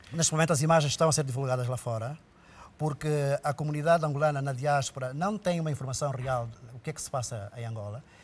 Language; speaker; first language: Portuguese; native; Portuguese